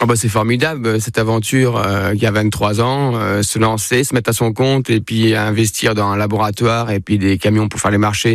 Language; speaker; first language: French; native; French